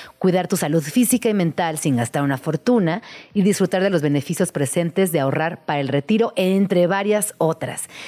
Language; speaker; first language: Spanish; native; Spanish